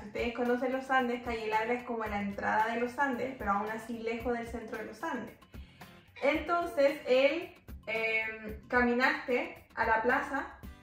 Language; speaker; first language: Spanish; native; Spanish